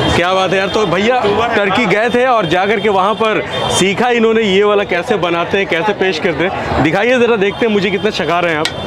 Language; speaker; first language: Hindi; native; Hindi